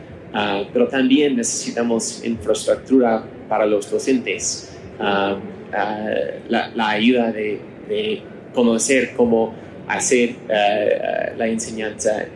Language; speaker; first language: Spanish; non-native, learner; English